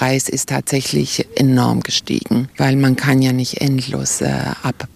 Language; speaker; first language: German; native; German